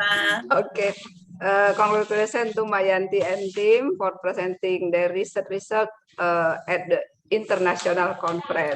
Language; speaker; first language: English; non-native, learner; Indonesian